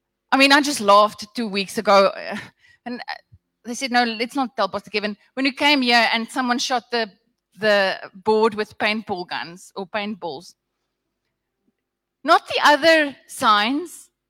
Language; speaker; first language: English; non-native, local second language; Afrikaans